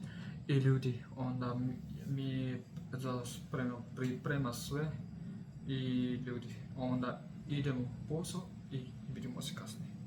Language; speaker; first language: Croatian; non-native, learner; Nepali